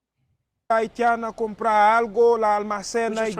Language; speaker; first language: Spanish; non-native, learner; Haitian Creole